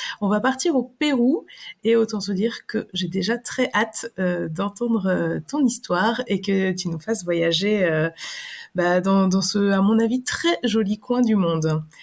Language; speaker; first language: French; native; French